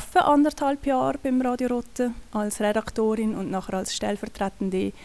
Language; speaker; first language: German; native; German